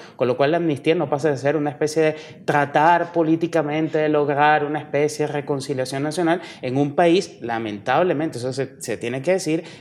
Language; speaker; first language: Spanish; native; Spanish